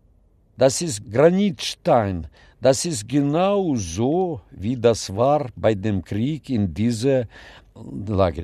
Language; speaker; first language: German; non-native, learner; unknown